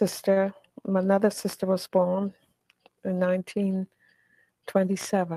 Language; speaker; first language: English; non-native, fluent; German